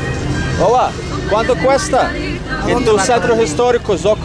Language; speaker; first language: Spanish; non-native, learner; Russian